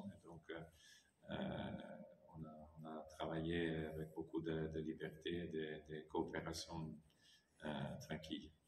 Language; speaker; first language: French; non-native, fluent; Italian